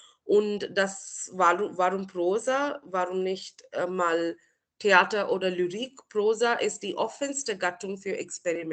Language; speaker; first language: German; non-native, fluent; Marathi